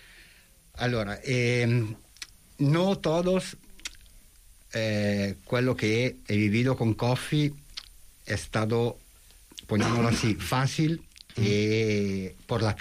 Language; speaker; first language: Spanish; non-native, fluent; Italian